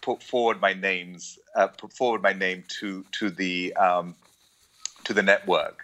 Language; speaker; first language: English; native; English